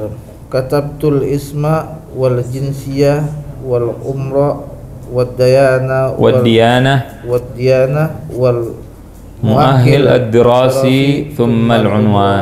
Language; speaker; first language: Arabic; non-native, learner; Indonesian